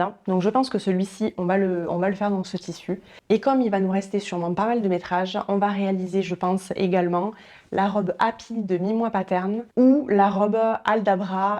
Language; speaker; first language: French; native; French